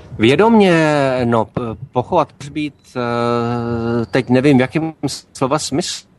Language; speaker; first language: Czech; native; Czech